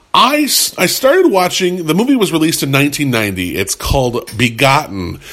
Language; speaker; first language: English; native; English